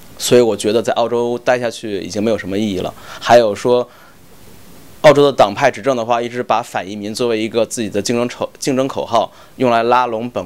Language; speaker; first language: Chinese; native; Chinese